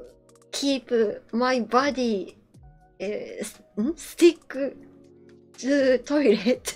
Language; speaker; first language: English; non-native, learner; Japanese